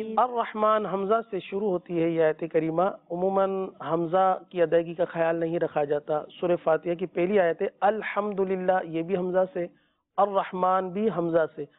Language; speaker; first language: Urdu; native; Urdu